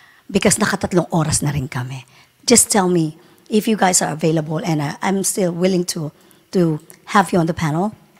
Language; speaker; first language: English; non-native, local second language; Filipino